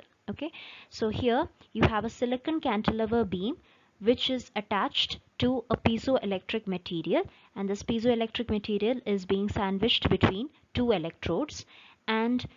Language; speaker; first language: English; non-native, local second language; Malayalam